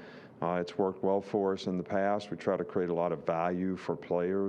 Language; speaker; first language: English; native; English